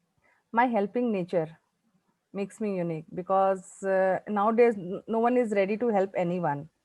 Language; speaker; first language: English; non-native, learner; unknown